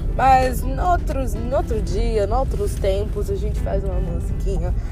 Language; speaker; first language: Portuguese; non-native, fluent; English